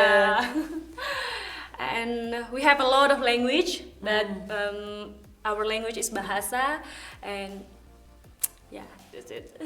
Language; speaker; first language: English; non-native, learner; Indonesian